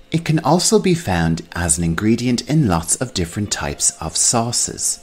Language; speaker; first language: English; native; English